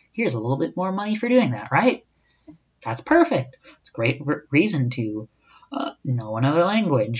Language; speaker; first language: English; native; English